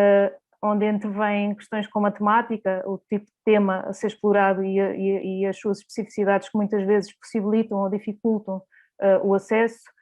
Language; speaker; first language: Portuguese; native; Portuguese